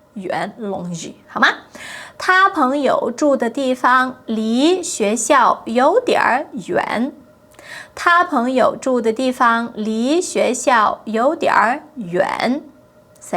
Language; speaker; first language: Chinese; non-native, fluent; Portuguese